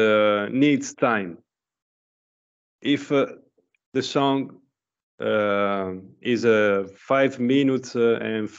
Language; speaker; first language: English; non-native, learner; Italian